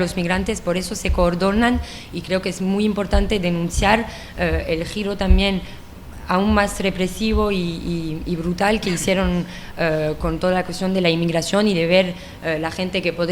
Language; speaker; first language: Spanish; non-native, fluent; French